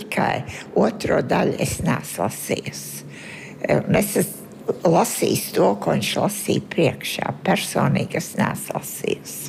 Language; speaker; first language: Latvian; early bilingual, heritage; Latvian